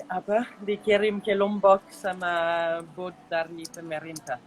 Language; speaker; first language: Indonesian; non-native, fluent; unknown